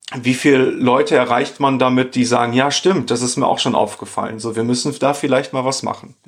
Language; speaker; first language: German; native; German